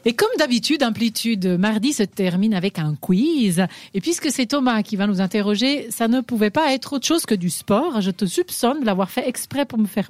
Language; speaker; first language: French; native; French